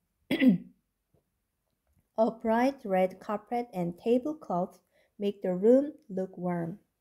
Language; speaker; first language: English; non-native, fluent; Korean